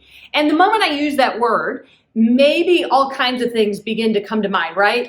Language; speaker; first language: English; native; English